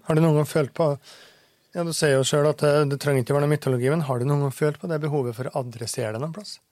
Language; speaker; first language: Norwegian; native; Norwegian